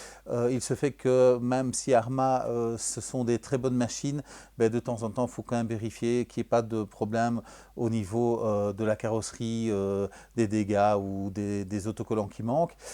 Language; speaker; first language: French; native; French